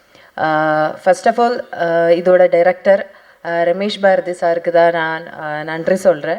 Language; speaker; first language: Tamil; non-native, fluent; Malayalam